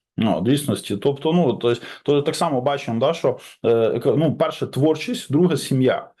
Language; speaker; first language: Ukrainian; non-native, local second language; Russian